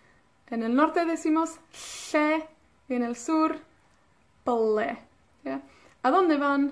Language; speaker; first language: Spanish; non-native, fluent; Welsh